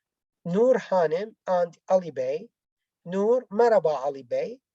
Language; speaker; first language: Turkish; non-native, learner; Arabic